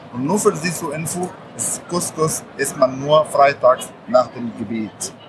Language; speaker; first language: German; non-native, learner; Arabic